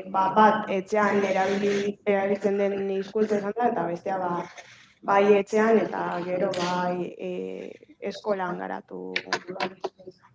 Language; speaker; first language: Basque; early bilingual, other home language; Fang